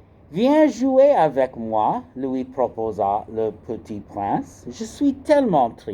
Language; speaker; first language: French; non-native, fluent; English